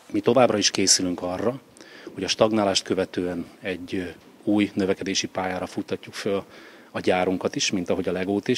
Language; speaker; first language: Hungarian; native; Hungarian